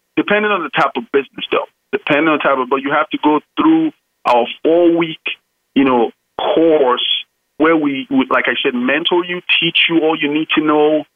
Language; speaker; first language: English; non-native, local second language; Yoruba